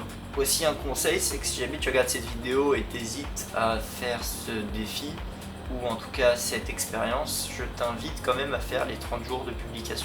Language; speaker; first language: French; native; French